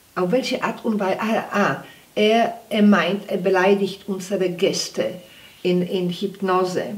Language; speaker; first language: German; non-native, learner; Polish